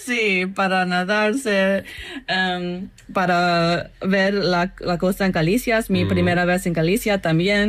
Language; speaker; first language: Spanish; non-native, learner; English